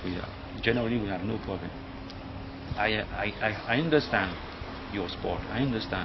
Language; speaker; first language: English; non-native, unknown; French